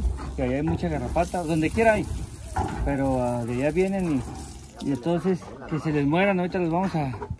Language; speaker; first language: Spanish; native; Spanish